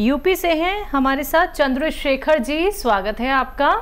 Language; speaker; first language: Hindi; native; Hindi